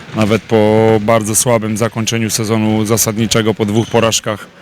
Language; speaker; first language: Polish; native; Polish